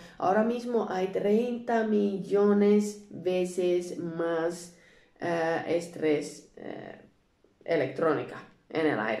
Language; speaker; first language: Spanish; non-native, learner; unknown